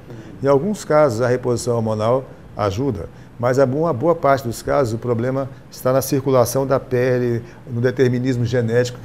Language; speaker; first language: Portuguese; native; Portuguese